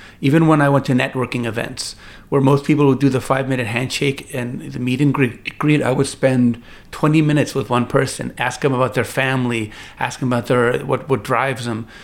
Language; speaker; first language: English; native; English